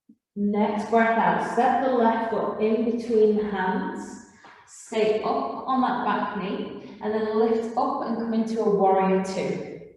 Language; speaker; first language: English; native; English